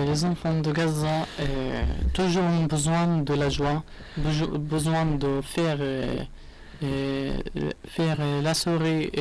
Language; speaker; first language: French; non-native, learner; Arabic